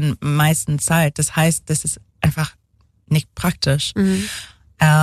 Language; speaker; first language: German; non-native, fluent; English